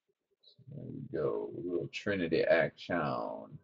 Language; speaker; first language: English; native; English